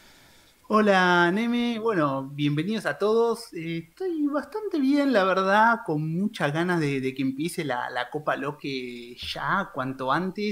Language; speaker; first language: Spanish; native; Spanish